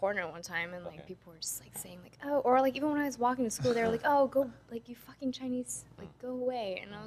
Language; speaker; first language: English; non-native, fluent; Dutch